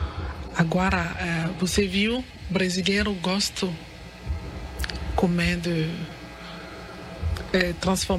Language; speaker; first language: Portuguese; non-native, learner; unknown